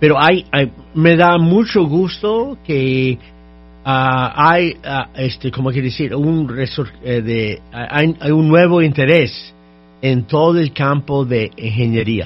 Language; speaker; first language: Spanish; non-native, fluent; English